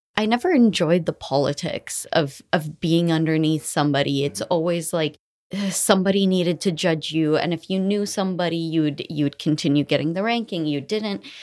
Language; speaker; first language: English; early bilingual, other home language; Arabic